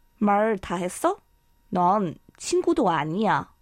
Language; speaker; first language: Korean; non-native, fluent; Chinese